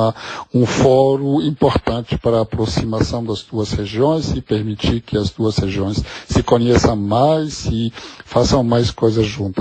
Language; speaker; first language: Portuguese; non-native, fluent; Arabic